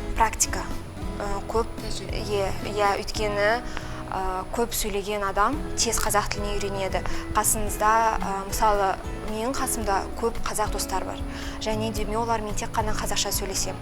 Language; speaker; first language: Kazakh; non-native, local second language; Russian